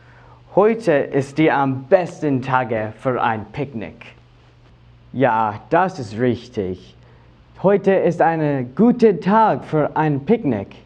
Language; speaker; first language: German; non-native, learner; English